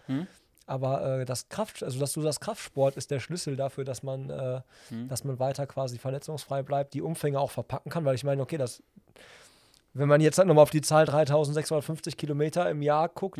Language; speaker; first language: German; native; German